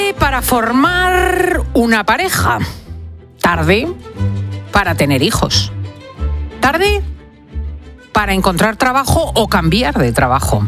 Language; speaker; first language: Spanish; native; Spanish